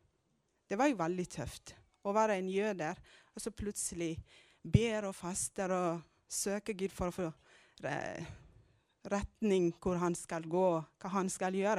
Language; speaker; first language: Norwegian; non-native, fluent; Amharic